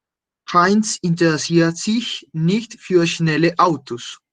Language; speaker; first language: German; non-native, fluent; Spanish